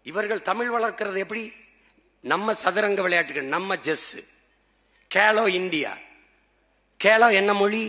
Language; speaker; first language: Tamil; native; Tamil